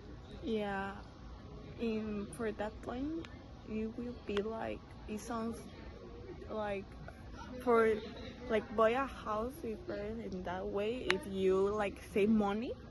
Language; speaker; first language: English; non-native, learner; Spanish